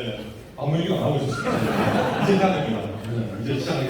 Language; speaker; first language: Korean; native; Korean